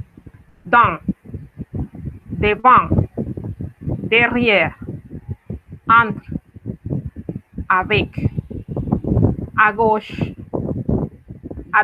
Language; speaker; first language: French; non-native, fluent; Spanish